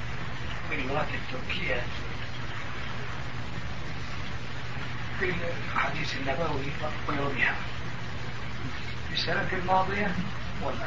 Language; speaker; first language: Arabic; non-native, fluent; Turkish